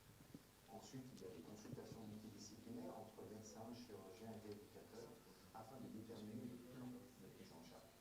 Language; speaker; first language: French; native; French